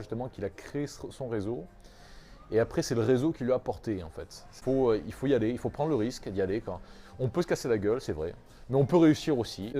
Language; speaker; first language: French; native; French